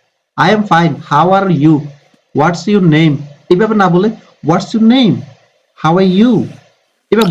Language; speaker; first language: English; non-native, fluent; Bangla